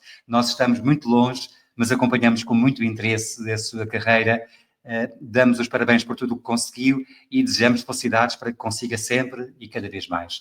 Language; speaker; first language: Portuguese; native; Portuguese